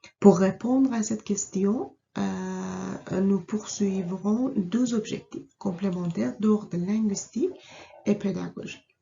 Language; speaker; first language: French; non-native, fluent; Persian